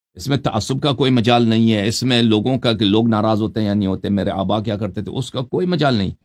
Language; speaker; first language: Urdu; native; Urdu